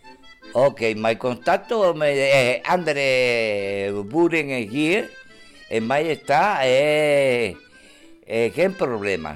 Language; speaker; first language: Dutch; non-native, learner; Spanish